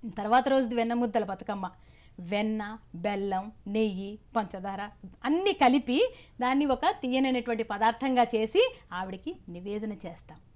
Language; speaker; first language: Telugu; native; Telugu